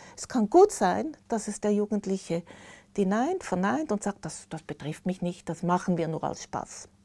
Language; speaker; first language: German; native; German